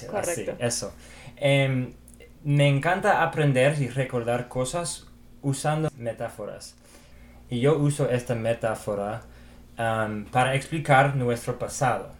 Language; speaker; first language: Spanish; non-native, fluent; English